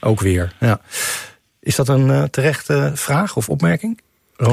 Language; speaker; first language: Dutch; native; Dutch